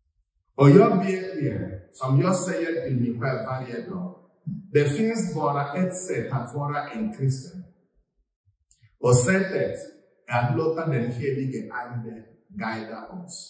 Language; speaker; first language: Swedish; non-native, fluent; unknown